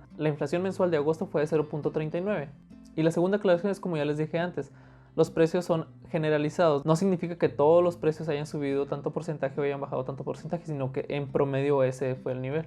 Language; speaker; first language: Spanish; native; Spanish